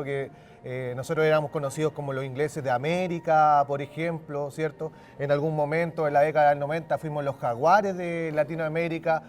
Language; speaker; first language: Spanish; native; Spanish